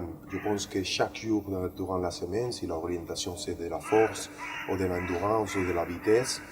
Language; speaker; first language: French; non-native, learner; Spanish